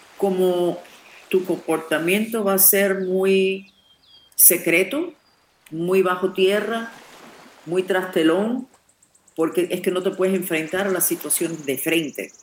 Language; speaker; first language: Spanish; non-native, fluent; English